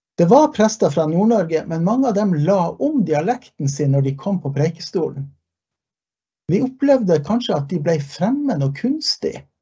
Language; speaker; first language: Norwegian; early bilingual, heritage; Norwegian